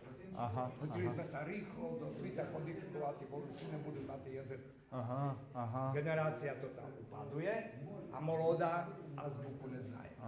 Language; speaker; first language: Slovak; non-native, local second language; Rusyn